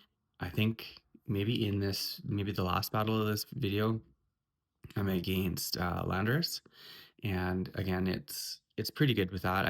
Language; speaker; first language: English; native; English